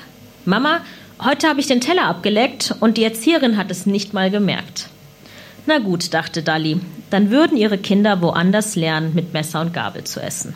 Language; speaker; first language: German; early bilingual, other home language; Punjabi